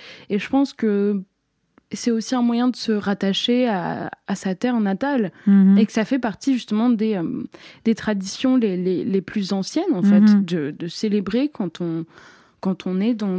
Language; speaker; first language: French; early bilingual, other home language; Arabic